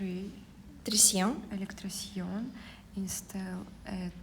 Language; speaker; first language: French; non-native, learner; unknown